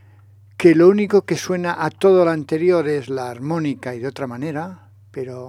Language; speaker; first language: Spanish; native; Spanish